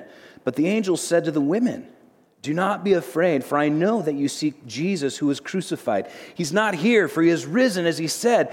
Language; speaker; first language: English; native; English